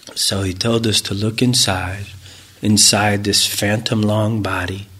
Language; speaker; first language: English; native; English